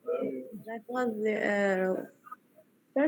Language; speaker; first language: English; non-native, learner; Arabic